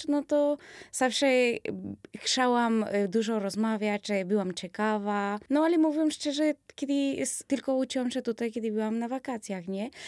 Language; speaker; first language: Polish; early bilingual, heritage; Spanish